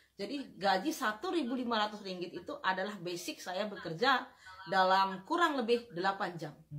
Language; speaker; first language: Indonesian; native; Indonesian